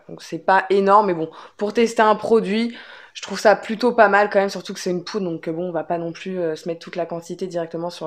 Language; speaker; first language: French; native; French